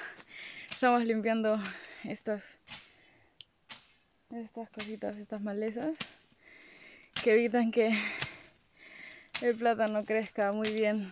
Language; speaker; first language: Spanish; native; Spanish